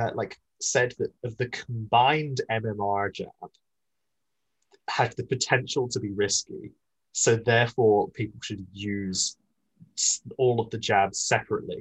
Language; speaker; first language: English; native; English